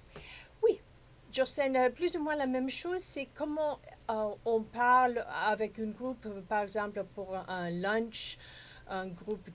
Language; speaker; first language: French; non-native, fluent; English